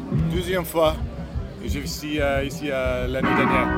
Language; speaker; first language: French; non-native, learner; English